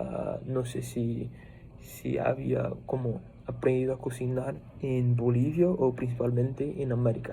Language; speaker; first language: Spanish; non-native, fluent; Portuguese